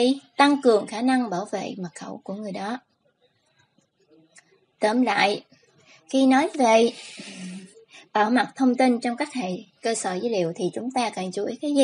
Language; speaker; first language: Vietnamese; native; Vietnamese